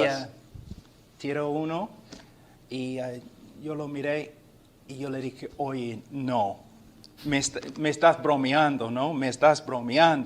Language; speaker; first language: Spanish; non-native, fluent; English